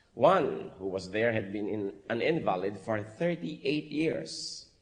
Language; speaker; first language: English; non-native, local second language; Filipino